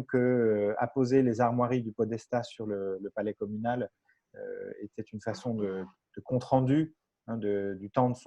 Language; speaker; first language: French; native; French